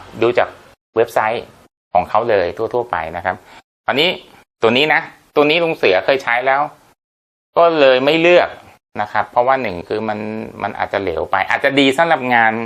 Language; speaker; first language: Thai; native; Thai